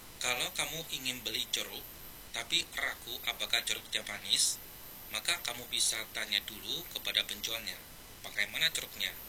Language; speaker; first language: Malay; non-native, fluent; Chinese